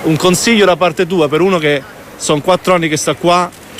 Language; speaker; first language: Italian; native; Italian